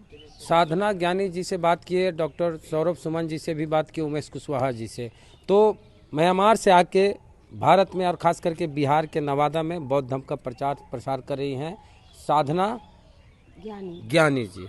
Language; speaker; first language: Hindi; native; Hindi